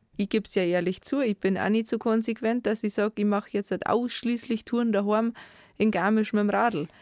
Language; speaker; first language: German; native; German